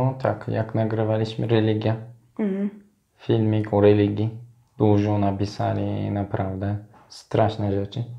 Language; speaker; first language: Polish; non-native, fluent; Turkish